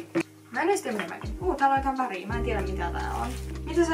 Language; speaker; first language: Finnish; native; Finnish